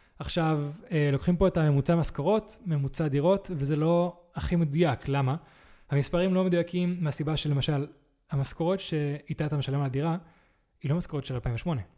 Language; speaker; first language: Hebrew; early bilingual, other home language; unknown